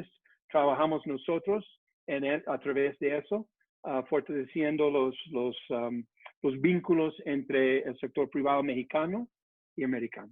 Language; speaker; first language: Spanish; non-native, fluent; English